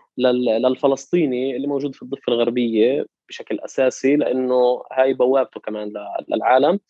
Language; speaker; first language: Arabic; native; Arabic